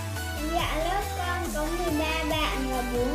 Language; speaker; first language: Vietnamese; early bilingual, heritage; Vietnamese